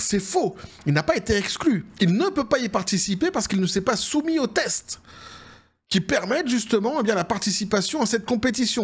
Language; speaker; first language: French; native; French